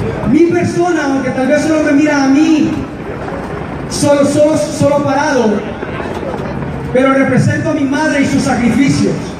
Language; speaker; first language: Spanish; early bilingual, heritage; Spanish